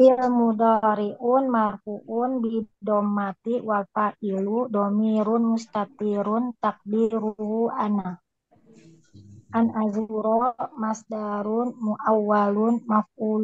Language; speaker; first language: Arabic; non-native, learner; Indonesian